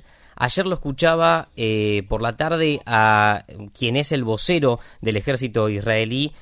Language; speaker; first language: Spanish; native; Spanish